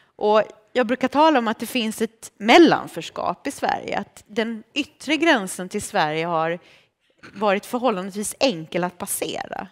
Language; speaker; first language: Swedish; early bilingual, other home language; Romanian